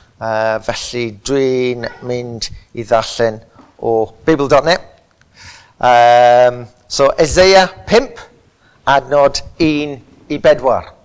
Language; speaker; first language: Welsh; non-native, local second language; English